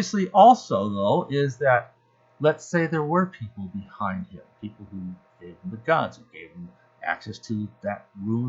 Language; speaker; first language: English; native; English